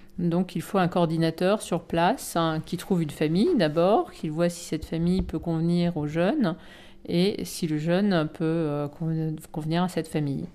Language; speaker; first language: French; native; French